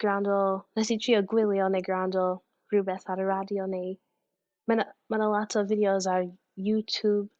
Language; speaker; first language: Welsh; non-native, fluent; English